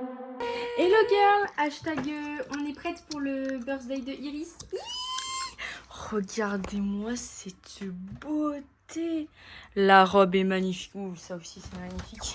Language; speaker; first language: French; native; French